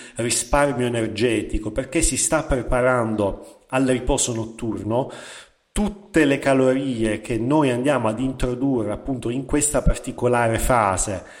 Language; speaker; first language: Italian; native; Italian